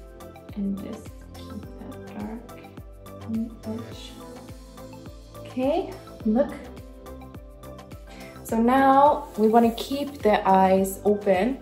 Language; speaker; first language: English; non-native, fluent; Swedish